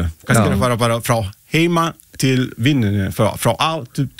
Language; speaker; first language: Icelandic; non-native, learner; Italian